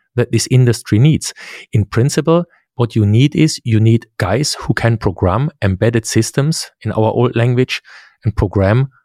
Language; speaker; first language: English; non-native, fluent; German